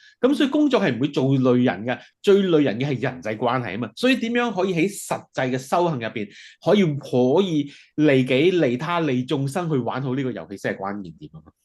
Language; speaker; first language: Cantonese; early bilingual, heritage; Cantonese